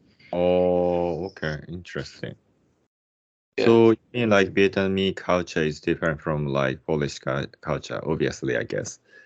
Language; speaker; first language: English; non-native, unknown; Japanese